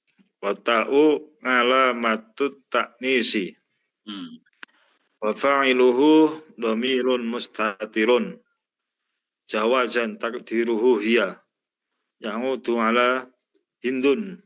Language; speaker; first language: Arabic; non-native, learner; Indonesian